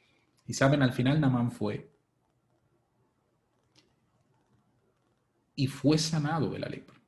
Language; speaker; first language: Spanish; native; Spanish